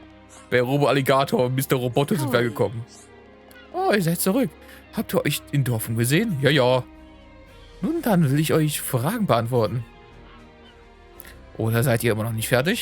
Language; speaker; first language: German; native; German